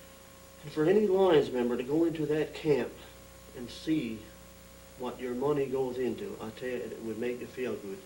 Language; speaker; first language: English; native; English